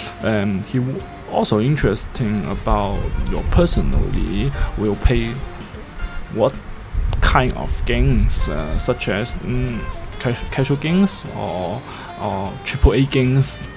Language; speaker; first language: English; non-native, learner; Chinese